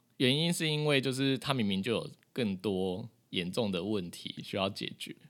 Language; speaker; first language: Chinese; native; Chinese